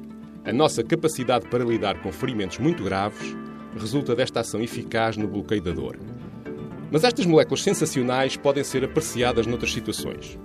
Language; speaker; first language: Portuguese; native; Portuguese